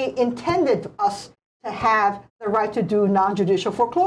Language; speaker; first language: English; native; English